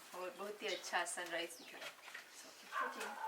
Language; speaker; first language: Hindi; native; Hindi